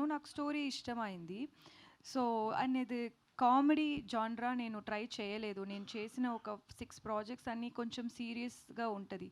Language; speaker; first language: Telugu; non-native, learner; Tamil